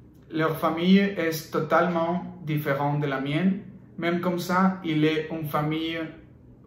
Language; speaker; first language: French; non-native, learner; Spanish